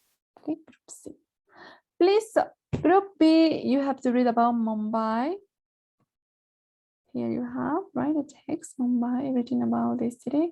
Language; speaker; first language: English; non-native, fluent; Spanish